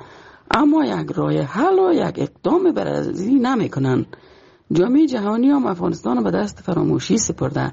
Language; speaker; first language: Persian; native; Persian